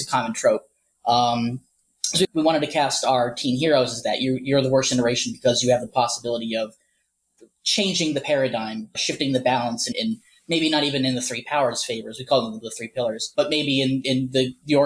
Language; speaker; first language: English; native; English